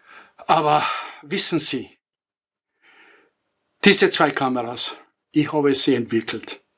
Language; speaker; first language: German; non-native, fluent; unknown